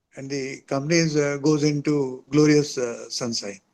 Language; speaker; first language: English; non-native, local second language; Odia